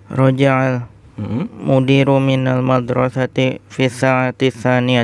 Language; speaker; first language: Arabic; non-native, learner; Indonesian